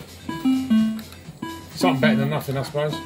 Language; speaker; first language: English; native; English